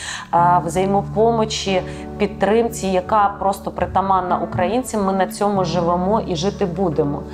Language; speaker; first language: Ukrainian; native; Ukrainian